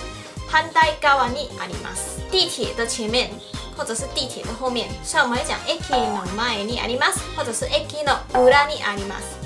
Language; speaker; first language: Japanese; non-native, local second language; Chinese